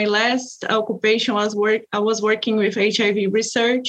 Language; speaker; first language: English; non-native, fluent; Portuguese